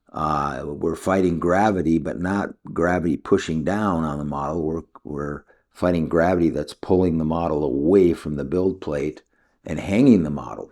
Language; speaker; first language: English; native; English